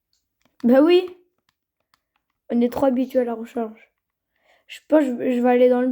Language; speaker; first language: French; native; French